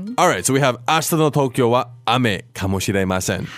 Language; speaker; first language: Japanese; non-native, fluent; English